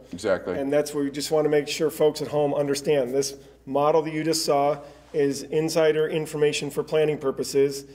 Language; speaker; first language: English; native; English